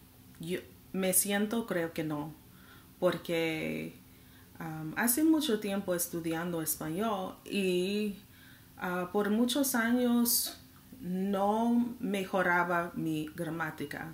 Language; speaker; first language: Spanish; non-native, learner; English